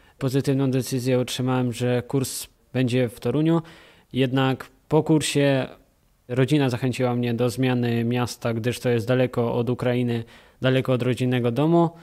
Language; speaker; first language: Polish; early bilingual, heritage; Polish